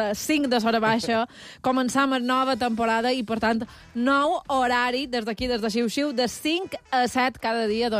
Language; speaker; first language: Catalan; native; Catalan